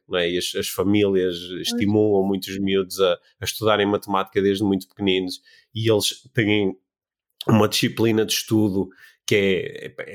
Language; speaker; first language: Portuguese; native; Portuguese